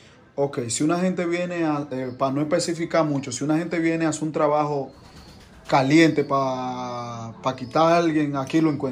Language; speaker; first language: Spanish; native; Spanish